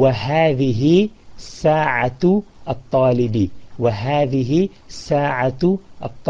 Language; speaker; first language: Arabic; non-native, fluent; English